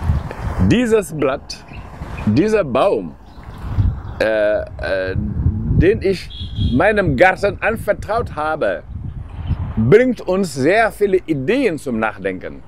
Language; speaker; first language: German; non-native, fluent; Wolof